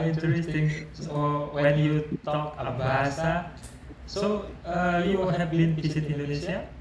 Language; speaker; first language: English; non-native, learner; Indonesian